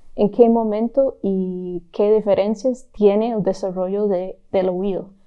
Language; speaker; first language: Spanish; non-native, fluent; English